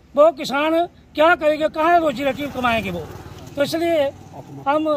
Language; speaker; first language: Hindi; native; Hindi